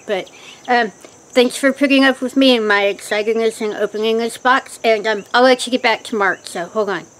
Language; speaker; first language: English; native; English